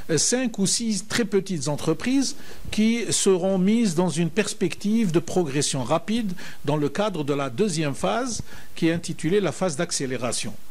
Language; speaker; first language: French; non-native, local second language; Arabic